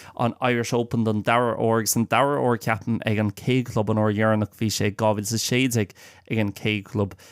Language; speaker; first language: Irish; non-native, local second language; English